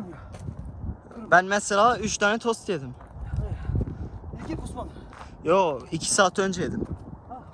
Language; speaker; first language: Turkish; early bilingual, heritage; Turkish